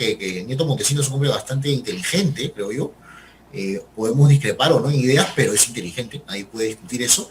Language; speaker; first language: Spanish; native; Spanish